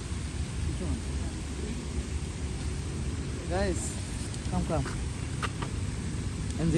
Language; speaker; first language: English; non-native, learner; Bangla